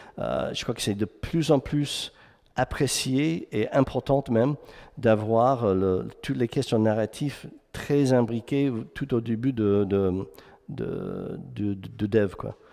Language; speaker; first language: French; non-native, fluent; English